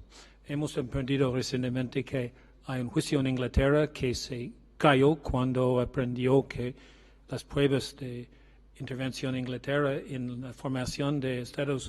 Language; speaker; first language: Spanish; non-native, learner; English